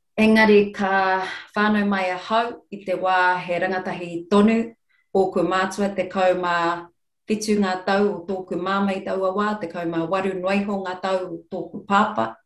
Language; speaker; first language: Māori; non-native, local second language; English